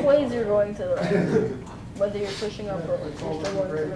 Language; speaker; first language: English; native; English